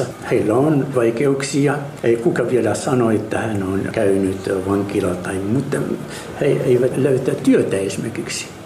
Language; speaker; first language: Finnish; non-native, fluent; Arabic